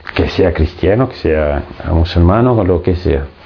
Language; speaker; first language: Spanish; non-native, fluent; Arabic